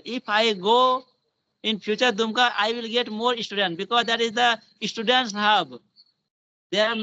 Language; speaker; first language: English; non-native, learner; Hindi